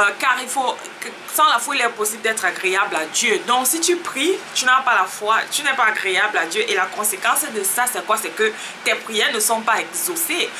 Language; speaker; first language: French; native; French